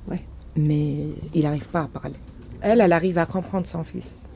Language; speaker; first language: French; non-native, local second language; Arabic